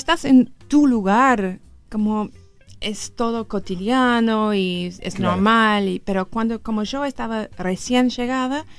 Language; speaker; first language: Spanish; non-native, learner; English